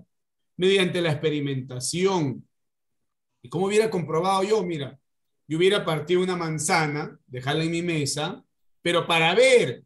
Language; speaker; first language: Spanish; native; Spanish